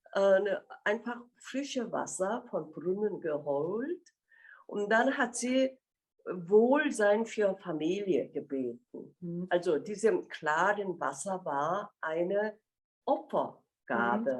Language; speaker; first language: German; non-native, fluent; Korean